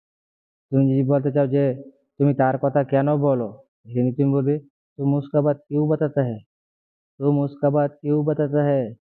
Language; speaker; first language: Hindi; non-native, learner; Bangla